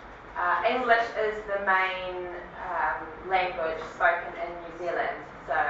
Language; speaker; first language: English; early bilingual, other home language; Cantonese